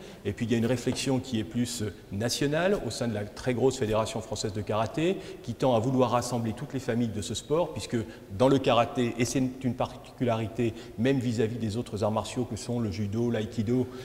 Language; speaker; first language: French; native; French